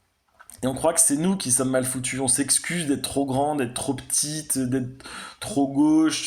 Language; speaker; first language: French; native; French